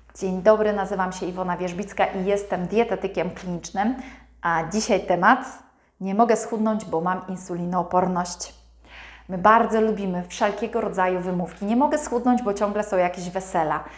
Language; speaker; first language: Polish; native; Polish